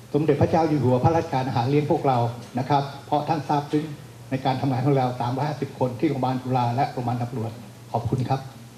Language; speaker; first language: Thai; native; Thai